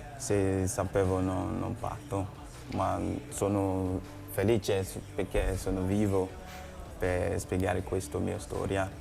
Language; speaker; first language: Italian; non-native, learner; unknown